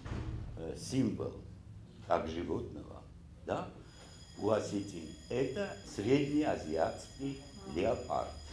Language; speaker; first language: Russian; non-native, local second language; Ossetic